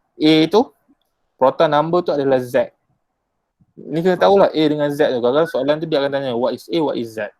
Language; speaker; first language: Malay; native; Malay